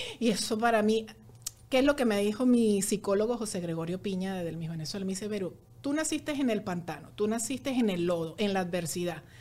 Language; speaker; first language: Spanish; native; Spanish